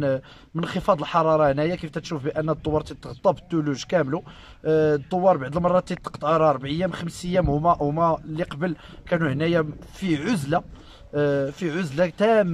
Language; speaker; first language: Arabic; native; Arabic